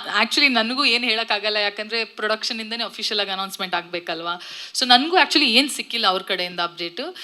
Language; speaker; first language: Kannada; native; Kannada